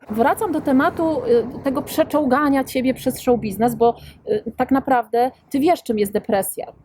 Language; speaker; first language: Polish; native; Polish